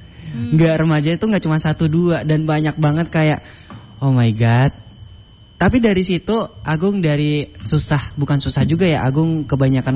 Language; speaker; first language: Indonesian; non-native, local second language; Javanese